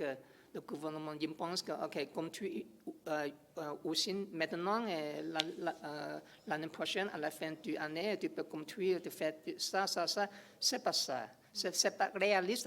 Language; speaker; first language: French; non-native, learner; English